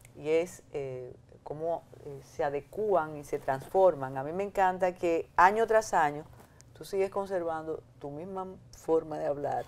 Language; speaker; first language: Spanish; native; Spanish